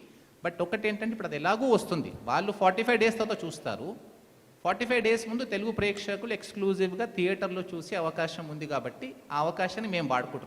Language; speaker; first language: Telugu; native; Telugu